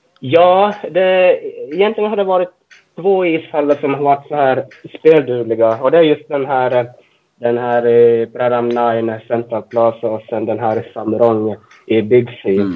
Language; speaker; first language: Swedish; native; Swedish